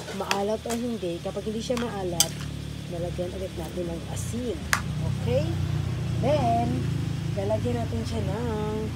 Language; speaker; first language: Filipino; non-native, local second language; Hiligaynon